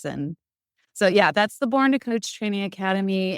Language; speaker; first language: English; native; English